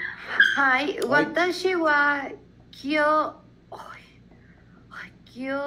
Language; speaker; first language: Japanese; non-native, learner; Spanish